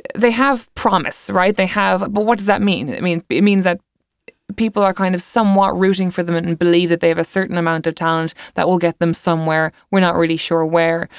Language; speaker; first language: English; native; English